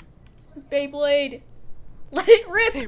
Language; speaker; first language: English; native; English